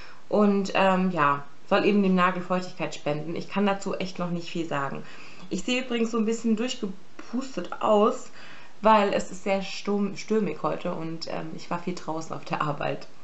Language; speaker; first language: German; native; German